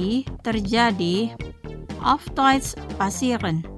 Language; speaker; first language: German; non-native, fluent; Indonesian